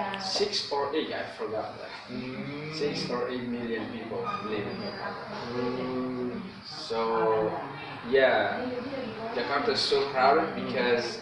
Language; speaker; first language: English; non-native, fluent; Indonesian